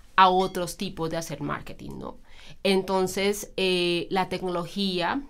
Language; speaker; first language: Spanish; native; Spanish